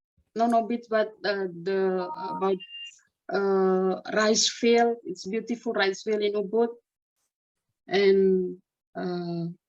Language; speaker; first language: English; non-native, learner; Indonesian